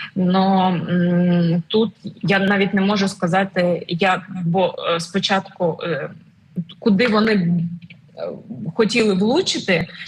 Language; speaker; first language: Ukrainian; non-native, local second language; Russian